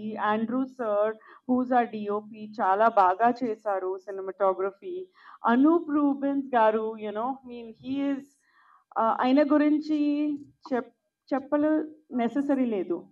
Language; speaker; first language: Telugu; non-native, local second language; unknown